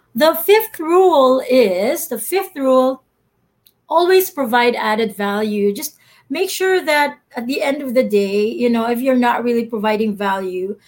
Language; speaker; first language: English; non-native, local second language; Filipino